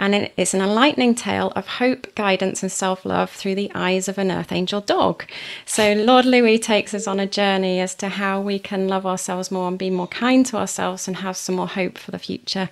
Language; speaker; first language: English; native; English